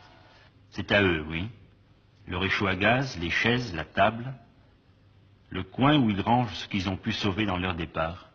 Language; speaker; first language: French; native; French